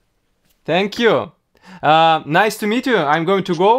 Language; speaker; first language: English; non-native, learner; Russian